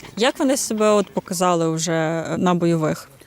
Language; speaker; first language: Ukrainian; native; Ukrainian